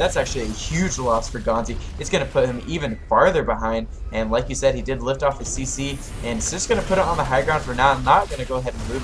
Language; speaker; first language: English; native; English